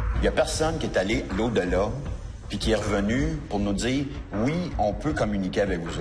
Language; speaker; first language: French; native; French